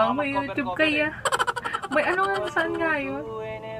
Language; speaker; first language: Filipino; native; Filipino